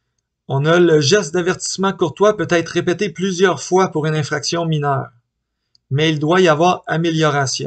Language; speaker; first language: French; native; French